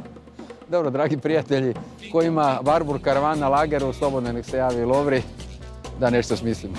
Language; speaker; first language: Croatian; native; Croatian